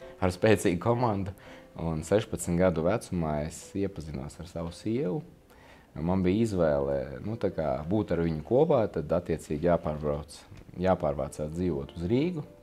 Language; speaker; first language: Latvian; non-native, local second language; Russian